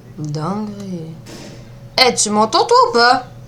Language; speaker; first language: French; native; French